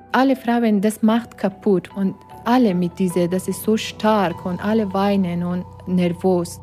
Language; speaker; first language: German; non-native, learner; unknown